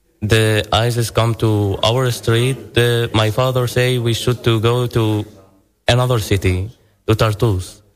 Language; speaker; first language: English; non-native, learner; Arabic